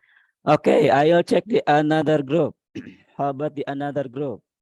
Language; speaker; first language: English; non-native, learner; Indonesian